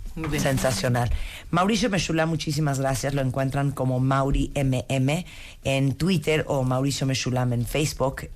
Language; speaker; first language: Spanish; native; Spanish